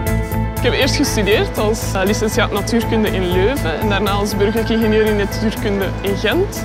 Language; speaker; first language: Dutch; native; Dutch